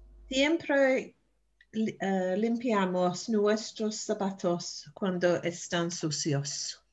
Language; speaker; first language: Spanish; non-native, learner; English